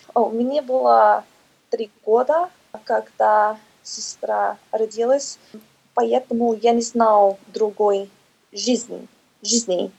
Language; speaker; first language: Russian; non-native, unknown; English